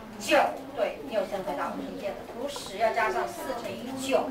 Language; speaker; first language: Chinese; native; Chinese